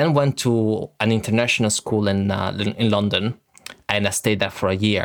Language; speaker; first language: English; early bilingual, other home language; Italian